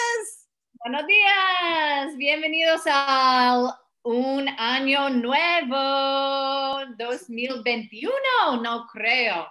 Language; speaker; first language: Spanish; non-native, fluent; English